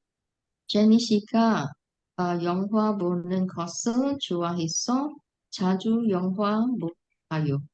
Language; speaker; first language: Korean; non-native, learner; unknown